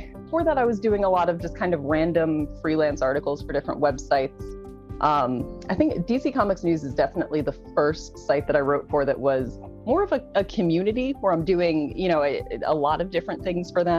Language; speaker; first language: English; native; English